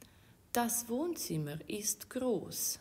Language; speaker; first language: German; non-native, fluent; Ukrainian